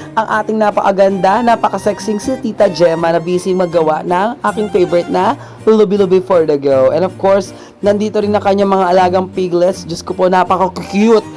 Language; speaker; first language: Filipino; non-native, local second language; Bikol